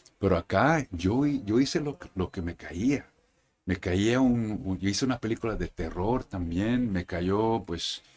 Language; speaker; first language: Spanish; early bilingual, heritage; Spanish